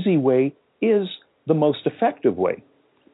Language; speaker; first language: English; native; English